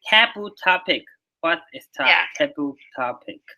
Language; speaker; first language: English; non-native, learner; Chinese